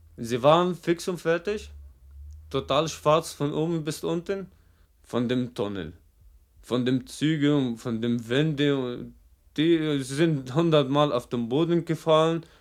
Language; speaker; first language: German; non-native, fluent; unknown